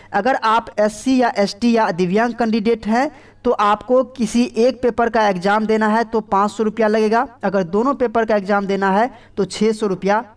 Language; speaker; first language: Hindi; native; Hindi